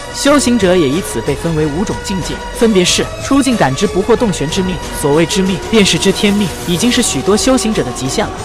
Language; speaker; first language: Chinese; native; Chinese